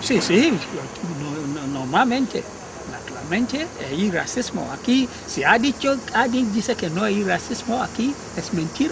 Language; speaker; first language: Spanish; non-native, learner; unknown